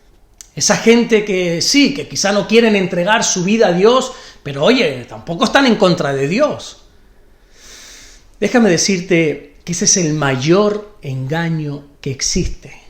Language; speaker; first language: Spanish; native; Spanish